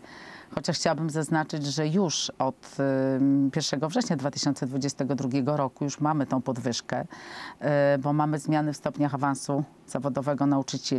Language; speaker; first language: Polish; native; Polish